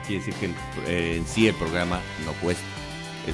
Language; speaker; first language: Spanish; native; Spanish